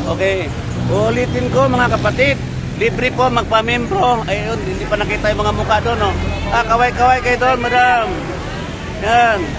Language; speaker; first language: Filipino; non-native, local second language; Cebuano